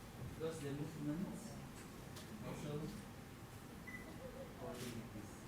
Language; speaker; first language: English; non-native, learner; Indonesian